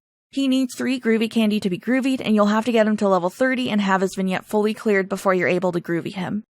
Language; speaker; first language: English; native; English